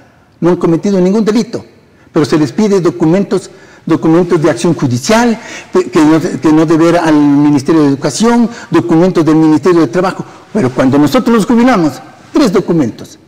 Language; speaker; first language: Spanish; native; Spanish